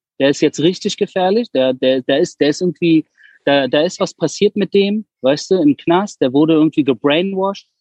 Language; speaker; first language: German; early bilingual, other home language; Persian